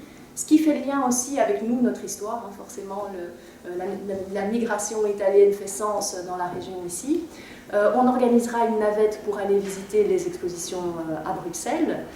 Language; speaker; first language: French; native; French